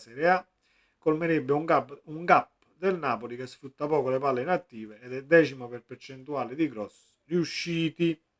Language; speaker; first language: Italian; native; Italian